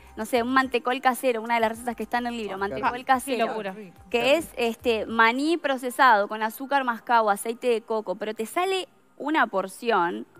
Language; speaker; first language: Spanish; native; Spanish